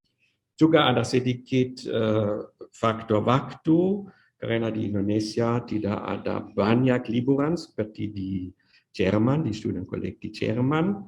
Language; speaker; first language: Indonesian; non-native, fluent; German